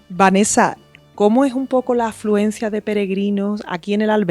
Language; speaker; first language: Spanish; native; Spanish